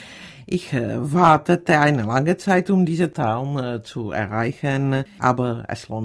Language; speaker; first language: German; non-native, fluent; Czech